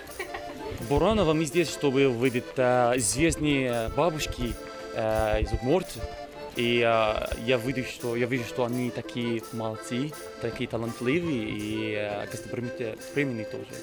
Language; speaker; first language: Russian; non-native, fluent; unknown